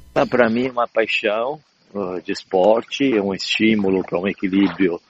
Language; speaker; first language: Portuguese; non-native, fluent; Italian